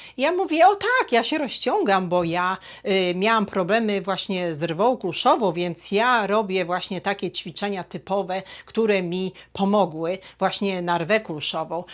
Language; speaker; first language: Polish; native; Polish